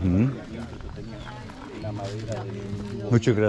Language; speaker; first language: Spanish; non-native, learner; Turkish